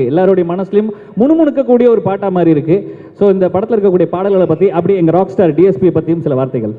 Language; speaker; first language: Tamil; native; Tamil